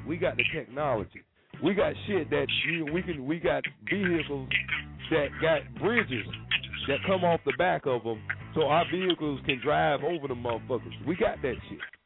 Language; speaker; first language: English; native; English